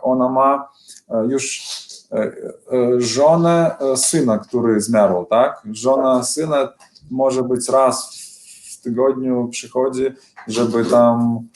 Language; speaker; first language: Polish; non-native, learner; Belarusian